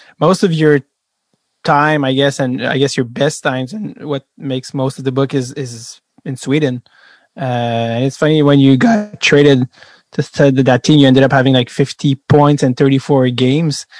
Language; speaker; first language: English; non-native, fluent; French